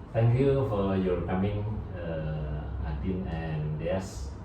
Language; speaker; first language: English; non-native, learner; Indonesian